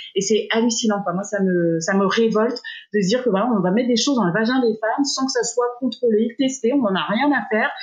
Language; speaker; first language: French; native; French